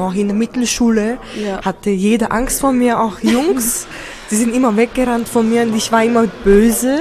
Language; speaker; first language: German; early bilingual, other home language; Turkish